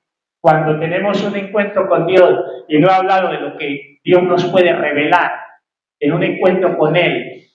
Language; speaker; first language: Spanish; native; Spanish